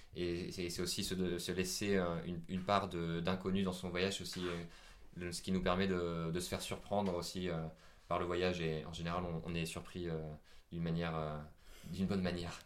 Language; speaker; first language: French; native; French